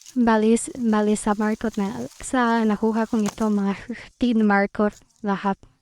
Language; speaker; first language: Filipino; non-native, local second language; Cebuano